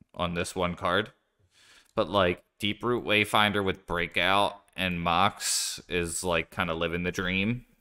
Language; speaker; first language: English; native; English